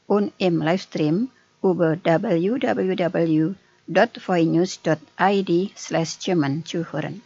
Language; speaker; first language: German; non-native, fluent; Indonesian